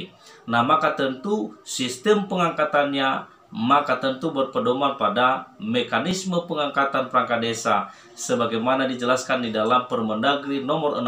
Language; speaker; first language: Indonesian; native; Indonesian